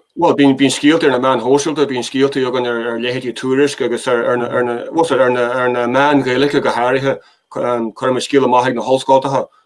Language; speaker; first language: Irish; native; Irish